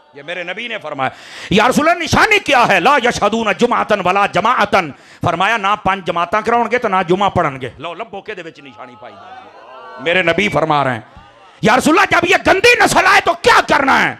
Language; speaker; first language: Urdu; non-native, local second language; Punjabi